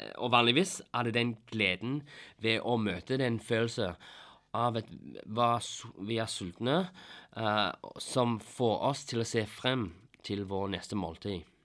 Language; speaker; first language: Norwegian; non-native, fluent; English